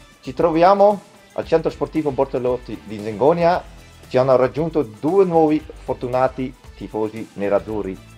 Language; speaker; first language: Italian; non-native, fluent; Dutch